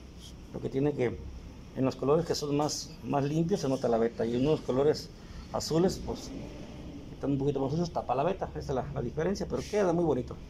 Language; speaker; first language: Spanish; native; Spanish